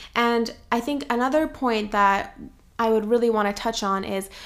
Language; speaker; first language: English; early bilingual, other home language; Persian